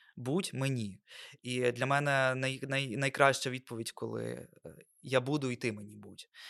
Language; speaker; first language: Ukrainian; non-native, local second language; Russian